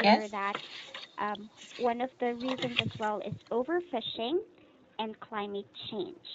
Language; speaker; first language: English; non-native, local second language; Filipino